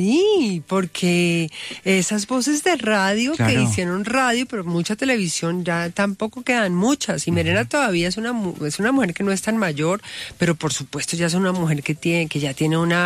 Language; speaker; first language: Spanish; native; Spanish